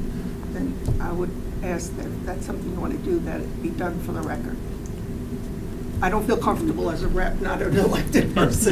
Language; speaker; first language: English; native; English